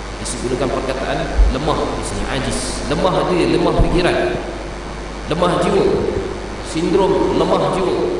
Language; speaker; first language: Malay; native; Malay